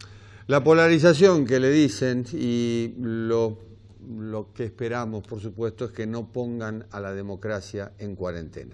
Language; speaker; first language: Spanish; native; Spanish